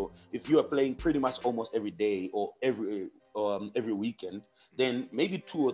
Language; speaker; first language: English; non-native, local second language; Shona